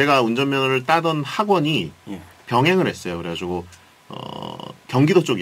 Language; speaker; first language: Korean; native; Korean